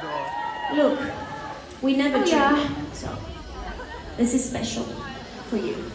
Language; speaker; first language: English; non-native, fluent; French